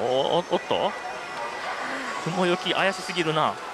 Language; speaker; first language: Japanese; native; Japanese